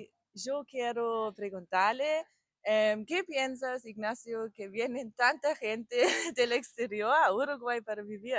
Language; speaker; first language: Spanish; non-native, learner; German